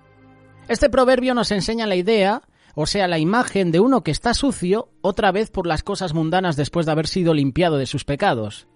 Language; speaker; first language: Spanish; native; Spanish